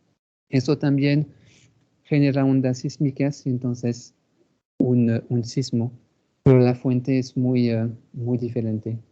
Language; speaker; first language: Spanish; non-native, fluent; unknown